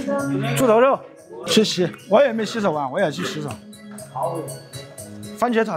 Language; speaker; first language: Chinese; native; Chinese